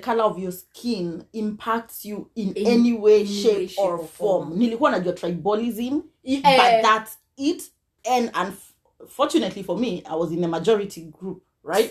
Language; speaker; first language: English; non-native, local second language; Kikuyu